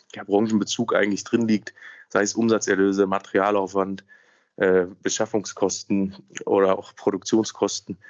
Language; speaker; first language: German; native; German